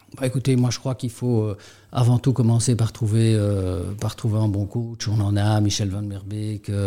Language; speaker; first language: French; native; French